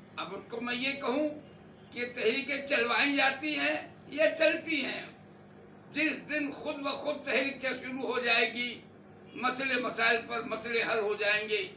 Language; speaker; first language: Urdu; native; Urdu